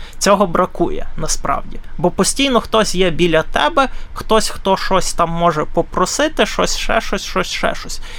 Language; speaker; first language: Ukrainian; native; Ukrainian